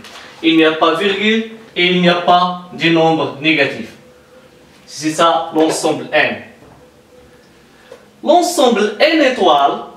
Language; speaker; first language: French; non-native, local second language; Arabic